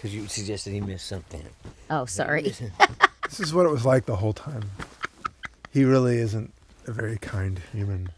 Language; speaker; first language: English; native; English